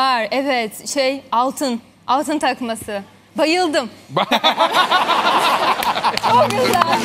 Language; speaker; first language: Turkish; non-native, fluent; Portuguese